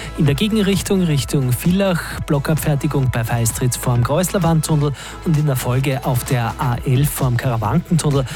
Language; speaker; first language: German; native; German